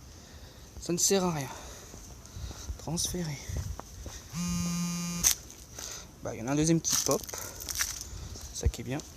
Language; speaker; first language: French; native; French